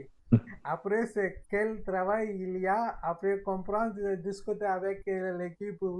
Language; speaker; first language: French; non-native, learner; Tamil